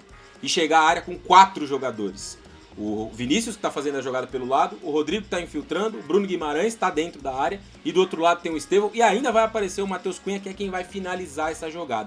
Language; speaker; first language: Portuguese; native; Portuguese